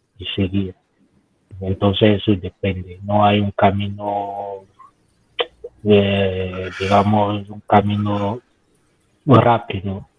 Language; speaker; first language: Spanish; non-native, fluent; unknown